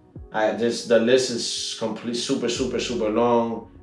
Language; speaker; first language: English; early bilingual, other home language; Spanish